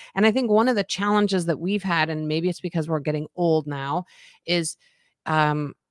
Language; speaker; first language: English; native; English